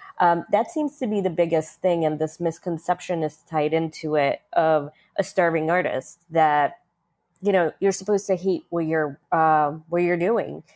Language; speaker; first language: English; early bilingual, other home language; Russian